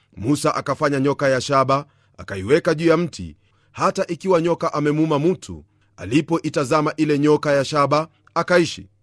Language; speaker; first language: Swahili; non-native, local second language; Luyia